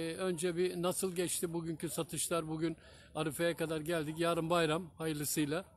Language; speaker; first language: Turkish; native; Turkish